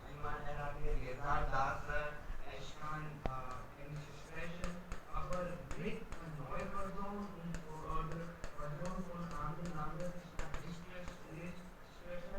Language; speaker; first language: German; non-native, learner; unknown